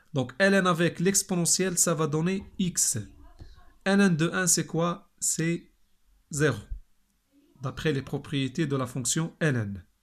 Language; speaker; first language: French; non-native, local second language; Arabic